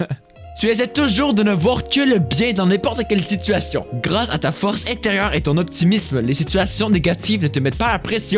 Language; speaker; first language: French; native; French